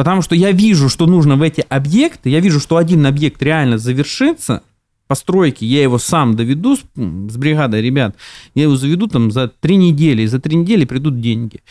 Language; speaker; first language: Russian; native; Russian